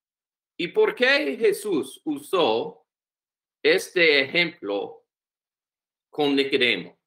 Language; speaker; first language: Spanish; non-native, learner; English